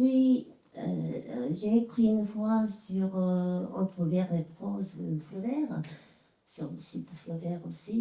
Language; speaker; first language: French; non-native, fluent; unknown